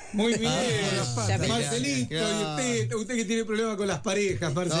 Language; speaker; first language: Spanish; native; Spanish